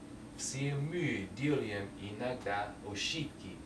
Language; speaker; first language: Russian; non-native, learner; English